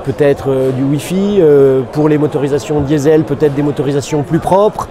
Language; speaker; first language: French; native; French